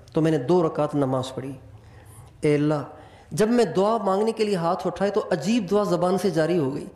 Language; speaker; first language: Urdu; non-native, local second language; Sindhi